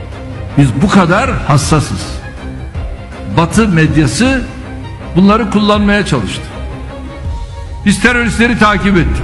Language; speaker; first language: Turkish; native; Turkish